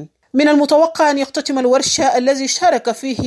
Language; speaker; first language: Arabic; native; Arabic